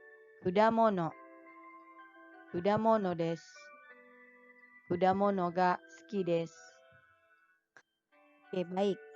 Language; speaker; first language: Japanese; non-native, fluent; Indonesian